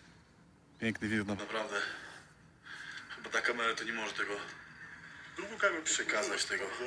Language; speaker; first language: Polish; non-native, fluent; Chechen